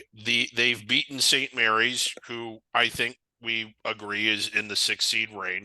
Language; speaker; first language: English; native; English